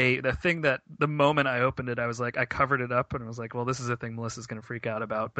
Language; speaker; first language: English; native; English